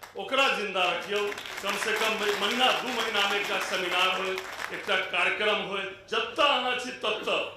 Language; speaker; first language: Maithili; non-native, local second language; Hindi